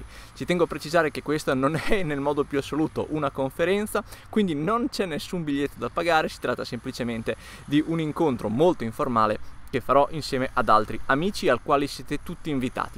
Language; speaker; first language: Italian; native; Italian